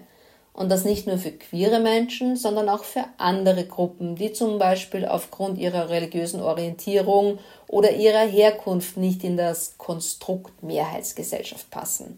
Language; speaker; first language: German; native; German